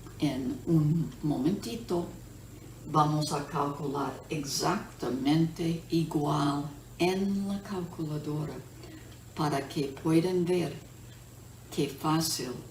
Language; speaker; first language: Spanish; non-native, fluent; English